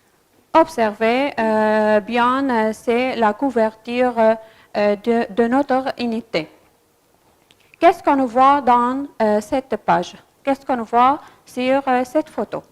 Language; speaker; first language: French; non-native, fluent; Arabic